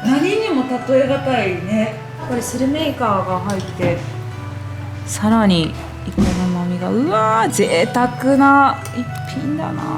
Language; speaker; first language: Japanese; native; Japanese